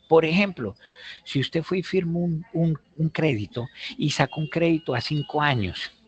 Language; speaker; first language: Spanish; native; Spanish